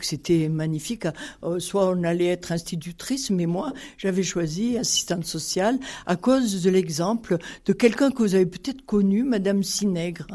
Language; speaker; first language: French; native; French